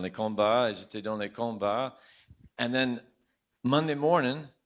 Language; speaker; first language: French; non-native, learner; English